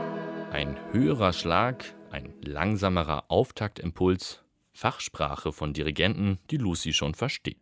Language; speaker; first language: German; native; German